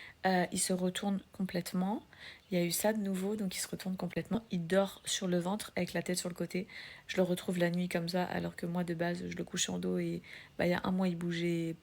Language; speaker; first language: French; native; French